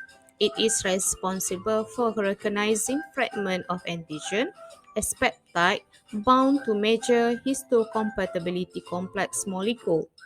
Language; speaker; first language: English; non-native, fluent; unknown